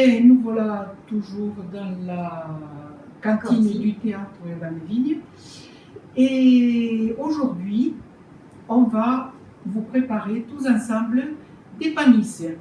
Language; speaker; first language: French; native; French